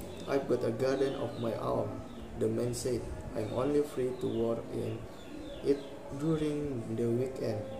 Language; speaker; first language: English; non-native, learner; Indonesian